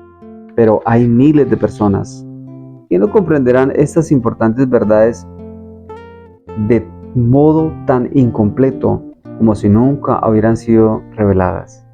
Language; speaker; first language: Spanish; native; Spanish